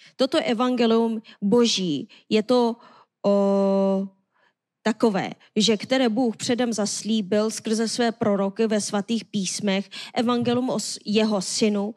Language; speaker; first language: Czech; non-native, learner; Korean